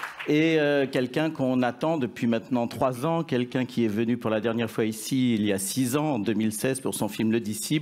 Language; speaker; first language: French; native; French